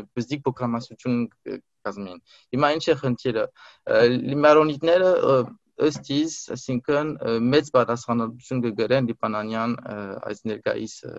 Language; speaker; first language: Armenian; early bilingual, heritage; Armenian